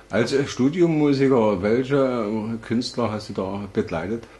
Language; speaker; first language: German; native; German